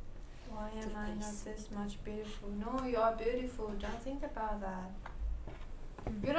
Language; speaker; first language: English; non-native, learner; Korean